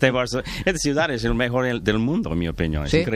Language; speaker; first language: Spanish; non-native, learner; English